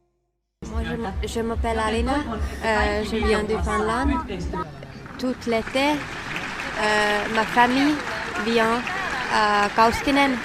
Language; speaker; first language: French; non-native, learner; Finnish